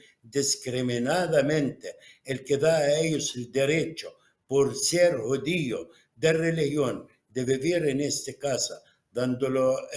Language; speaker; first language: Spanish; non-native, fluent; Arabic